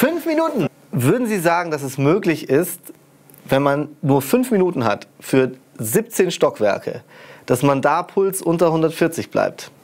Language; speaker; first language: German; native; German